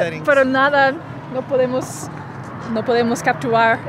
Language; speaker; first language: Spanish; non-native, fluent; English